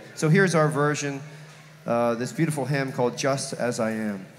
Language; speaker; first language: English; native; English